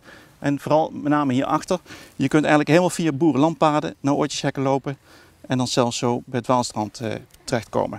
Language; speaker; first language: Dutch; native; Dutch